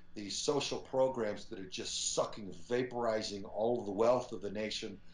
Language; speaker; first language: English; native; English